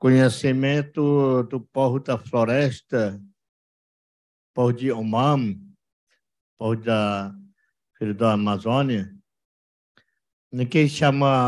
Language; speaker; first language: Portuguese; non-native, local second language; Yanomámi